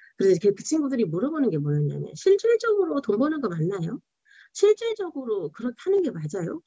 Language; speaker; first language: Korean; native; Korean